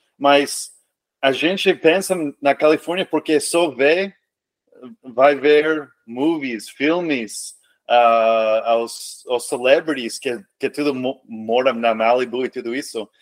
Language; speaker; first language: Portuguese; non-native, fluent; English